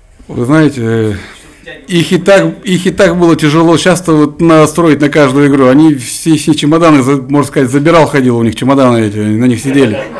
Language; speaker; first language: Russian; native; Russian